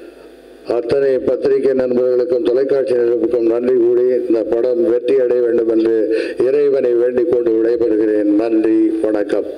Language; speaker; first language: Tamil; native; Tamil